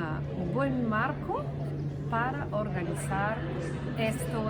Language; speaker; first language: Spanish; non-native, fluent; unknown